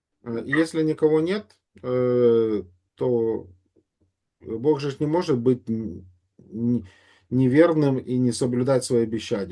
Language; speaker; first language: Russian; native; Russian